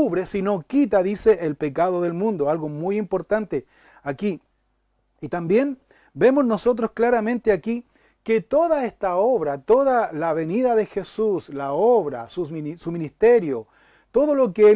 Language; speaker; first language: Spanish; native; Spanish